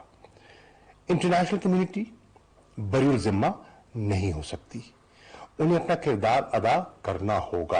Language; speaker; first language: Urdu; native; Urdu